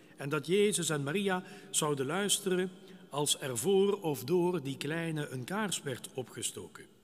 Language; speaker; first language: Dutch; native; Dutch